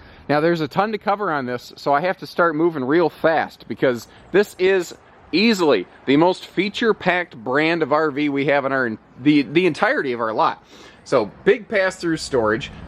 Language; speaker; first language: English; native; English